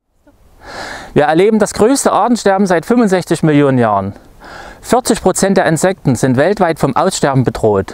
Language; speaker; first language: German; native; German